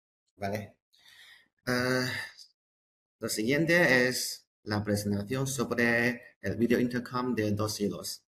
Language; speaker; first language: Spanish; non-native, fluent; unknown